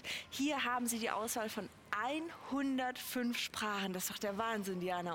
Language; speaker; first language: German; native; German